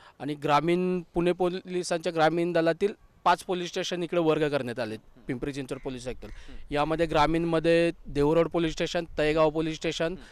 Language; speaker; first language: Marathi; native; Marathi